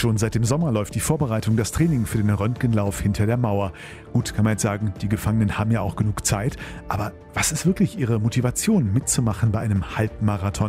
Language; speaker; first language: German; native; German